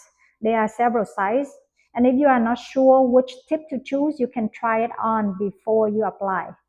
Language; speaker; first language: English; non-native, fluent; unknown